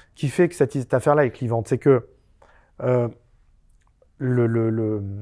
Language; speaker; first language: French; native; French